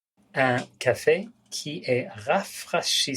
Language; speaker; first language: French; non-native, fluent; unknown